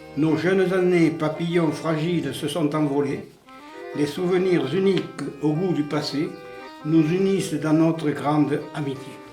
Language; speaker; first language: French; native; French